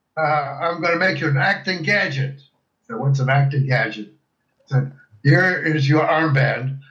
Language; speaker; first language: English; early bilingual, other home language; German